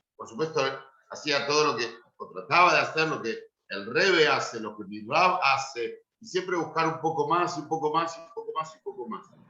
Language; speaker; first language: Spanish; native; Spanish